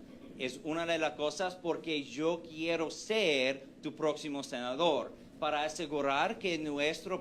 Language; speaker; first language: Spanish; non-native, fluent; English